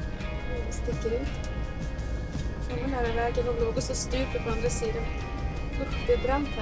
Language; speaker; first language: Swedish; native; Swedish